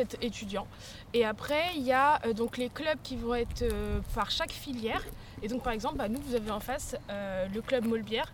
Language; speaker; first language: French; native; French